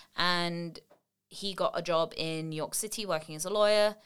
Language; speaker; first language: English; native; English